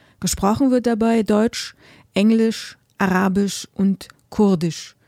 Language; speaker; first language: German; native; German